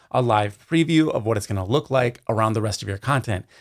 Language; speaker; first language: English; native; English